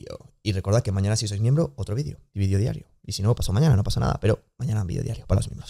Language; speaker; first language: Spanish; native; Spanish